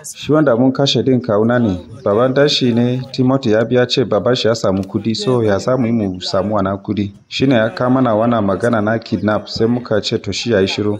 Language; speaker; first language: Hausa; non-native, local second language; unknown